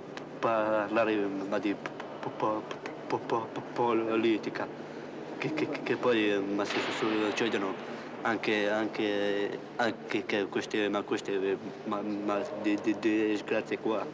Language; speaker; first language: Italian; non-native, learner; French